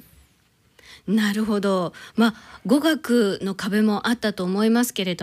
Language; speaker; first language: Japanese; native; Japanese